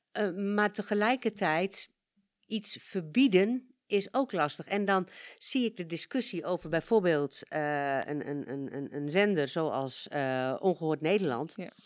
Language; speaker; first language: Dutch; native; Dutch